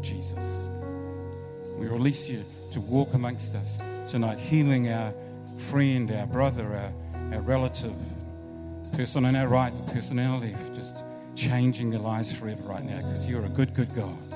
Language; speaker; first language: English; native; English